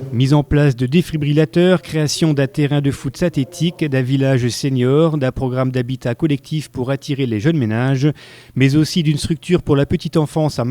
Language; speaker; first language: French; native; French